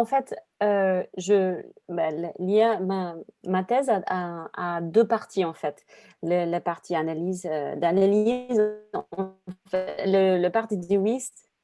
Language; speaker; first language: French; non-native, fluent; English